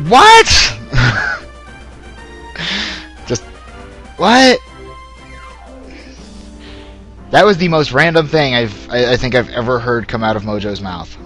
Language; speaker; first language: English; native; English